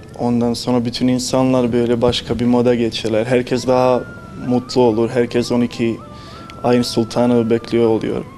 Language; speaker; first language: Turkish; non-native, fluent; Bosnian